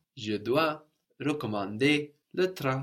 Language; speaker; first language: French; non-native, fluent; English